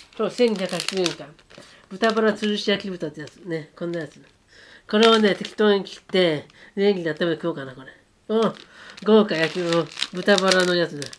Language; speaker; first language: Japanese; native; Japanese